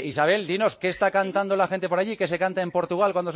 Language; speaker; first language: Spanish; native; Spanish